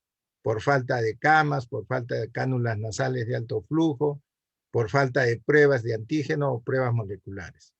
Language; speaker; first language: Spanish; native; Spanish